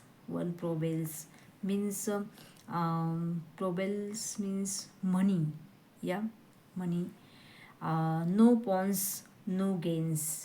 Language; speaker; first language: English; non-native, learner; Hindi